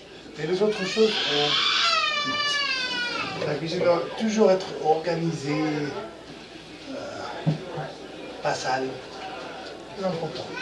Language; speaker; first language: French; non-native, fluent; Spanish